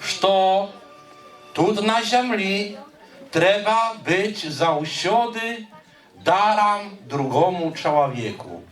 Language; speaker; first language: Polish; non-native, learner; Belarusian